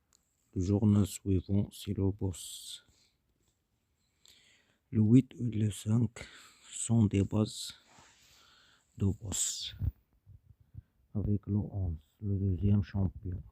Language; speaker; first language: French; non-native, learner; Arabic